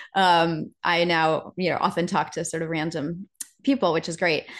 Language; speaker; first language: English; native; English